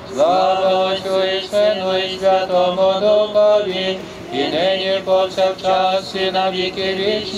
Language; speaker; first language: Ukrainian; native; Ukrainian